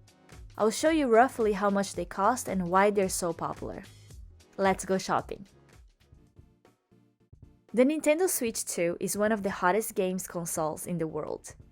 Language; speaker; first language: English; native; English